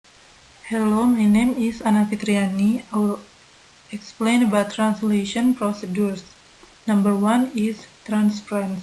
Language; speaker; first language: English; non-native, learner; Indonesian